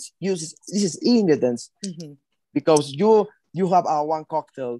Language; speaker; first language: English; non-native, learner; Spanish